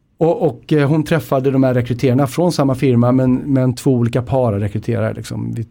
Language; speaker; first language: Swedish; native; Swedish